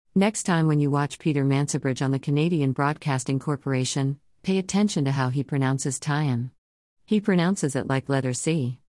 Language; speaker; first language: English; non-native, fluent; Persian